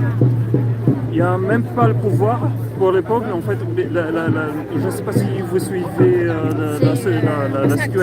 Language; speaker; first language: French; non-native, fluent; Arabic